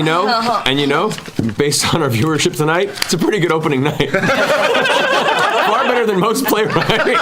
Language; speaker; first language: English; native; English